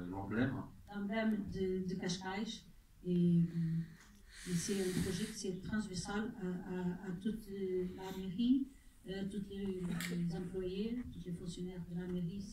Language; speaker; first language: French; non-native, fluent; Portuguese